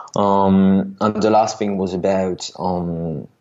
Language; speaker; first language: English; non-native, fluent; French